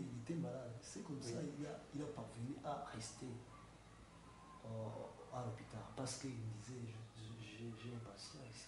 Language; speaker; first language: French; non-native, learner; Kinyarwanda